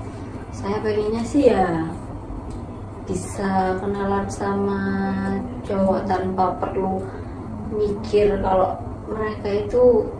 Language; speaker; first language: Indonesian; native; Indonesian